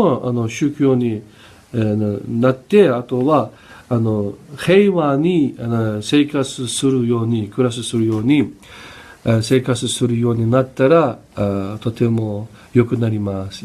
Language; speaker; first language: Japanese; non-native, fluent; Uyghur